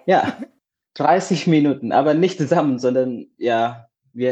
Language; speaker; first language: German; non-native, fluent; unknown